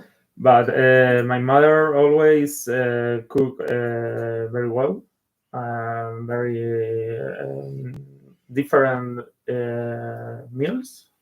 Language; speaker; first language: English; non-native, learner; Spanish